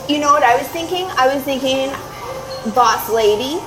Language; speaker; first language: English; native; English